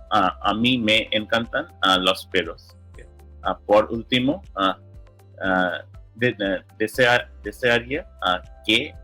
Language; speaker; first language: Spanish; non-native, learner; English